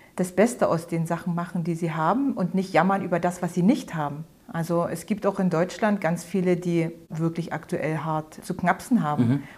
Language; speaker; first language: German; native; German